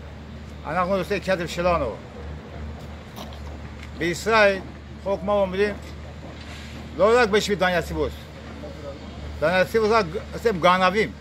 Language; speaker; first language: Hebrew; non-native, learner; Turkish